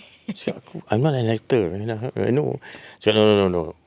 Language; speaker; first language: English; non-native, local second language; Malay